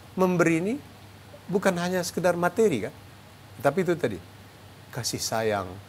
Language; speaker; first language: Indonesian; native; Indonesian